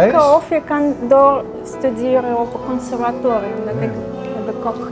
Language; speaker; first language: Dutch; non-native, fluent; Russian